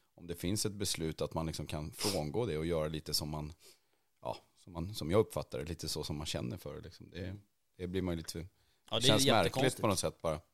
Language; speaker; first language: Swedish; native; Swedish